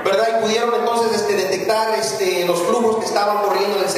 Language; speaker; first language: Spanish; native; Spanish